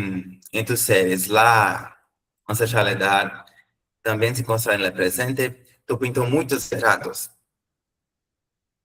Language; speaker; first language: Spanish; non-native, learner; Portuguese